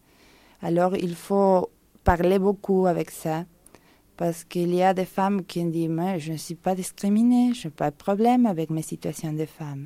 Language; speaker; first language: French; non-native, fluent; Spanish